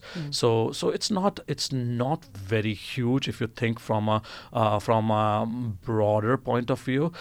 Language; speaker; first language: English; non-native, local second language; Gujarati